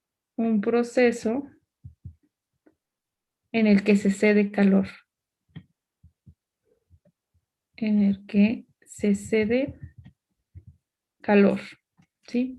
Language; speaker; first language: Spanish; native; Spanish